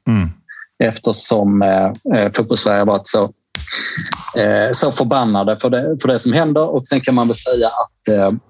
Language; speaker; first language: Swedish; native; Swedish